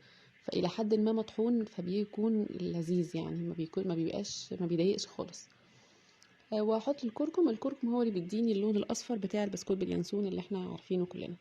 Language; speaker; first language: Arabic; native; Arabic